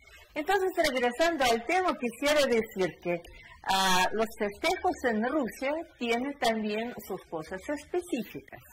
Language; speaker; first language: Spanish; non-native, fluent; Russian